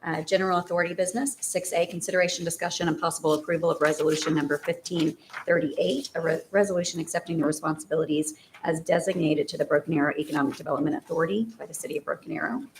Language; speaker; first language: English; native; English